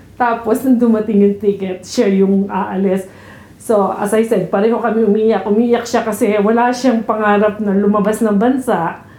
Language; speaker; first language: Filipino; native; Filipino